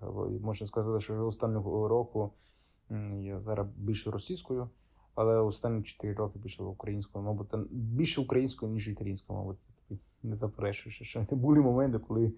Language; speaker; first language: Ukrainian; non-native, fluent; Italian